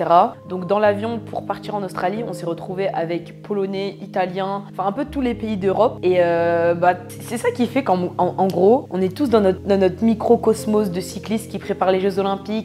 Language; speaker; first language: French; native; French